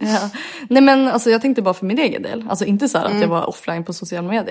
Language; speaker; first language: Swedish; native; Swedish